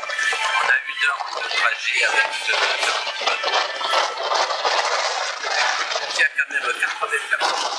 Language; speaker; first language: French; native; French